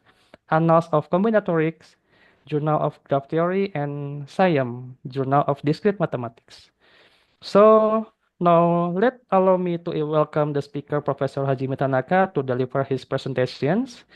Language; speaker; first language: English; non-native, fluent; Indonesian